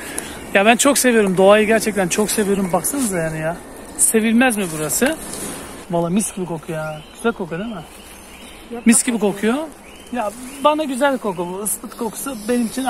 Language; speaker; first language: Turkish; native; Turkish